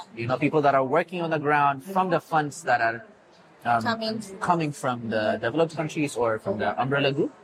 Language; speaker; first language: English; non-native, fluent; Amharic